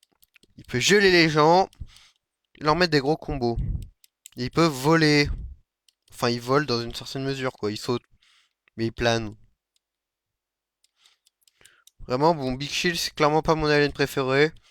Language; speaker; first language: French; native; French